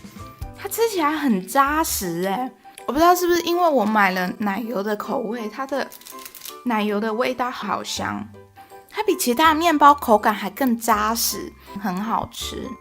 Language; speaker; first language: Chinese; native; Chinese